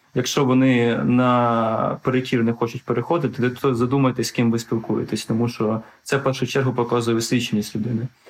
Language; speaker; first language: Ukrainian; non-native, local second language; Russian